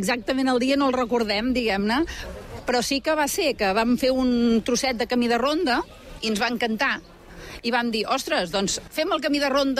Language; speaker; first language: Catalan; native; Catalan